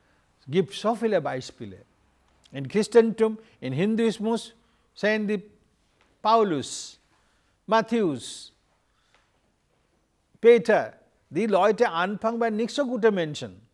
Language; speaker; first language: German; non-native, learner; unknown